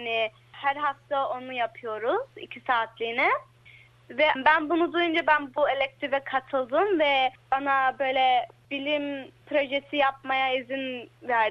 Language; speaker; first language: Turkish; early bilingual, heritage; Turkish